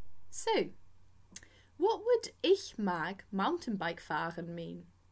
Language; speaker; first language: English; native; English